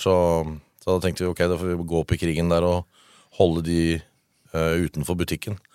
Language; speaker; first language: Norwegian; native; Norwegian